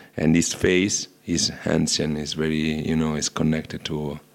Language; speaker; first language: English; non-native, fluent; Italian